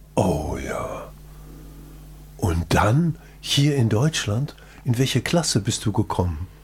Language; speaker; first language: German; native; German